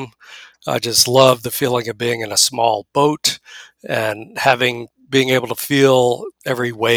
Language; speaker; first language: English; native; English